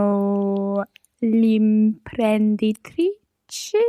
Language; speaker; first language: Italian; non-native, learner; English